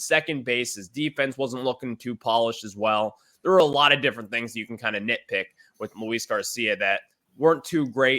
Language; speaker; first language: English; native; English